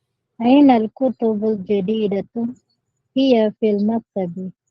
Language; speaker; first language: Arabic; non-native, learner; Filipino